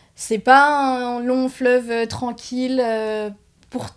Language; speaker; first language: French; native; French